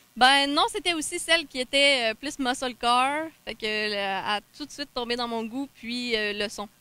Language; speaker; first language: French; native; French